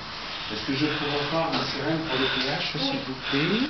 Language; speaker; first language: French; native; French